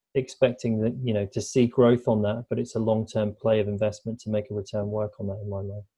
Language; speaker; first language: English; native; English